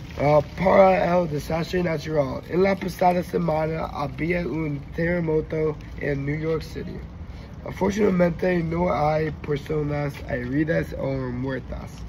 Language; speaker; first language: Spanish; non-native, learner; English